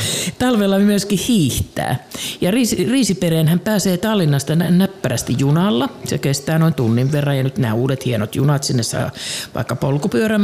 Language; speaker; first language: Finnish; native; Finnish